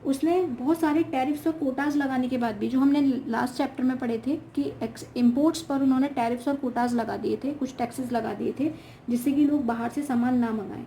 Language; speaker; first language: Hindi; native; Hindi